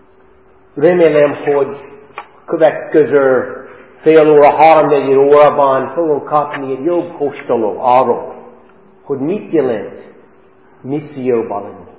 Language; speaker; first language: Hungarian; non-native, fluent; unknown